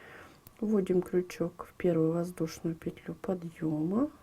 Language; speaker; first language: Russian; native; Russian